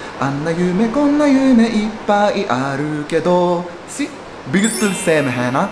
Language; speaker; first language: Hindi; non-native, fluent; Japanese